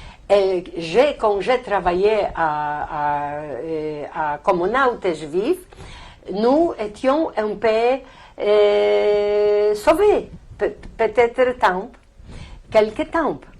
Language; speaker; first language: French; non-native, learner; Polish